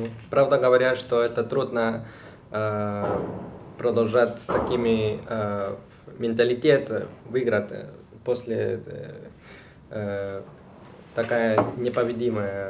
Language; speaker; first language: Russian; non-native, fluent; Spanish